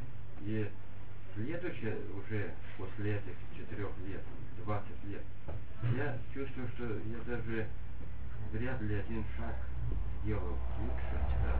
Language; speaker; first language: Russian; non-native, fluent; Lithuanian